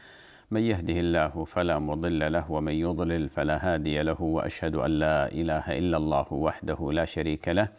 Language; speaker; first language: Arabic; native; Arabic